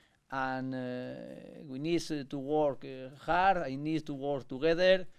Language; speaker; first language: English; non-native, learner; Spanish